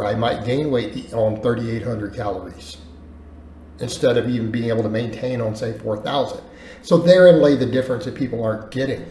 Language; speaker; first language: English; native; English